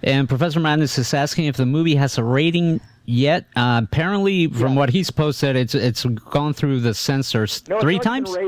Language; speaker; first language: English; native; English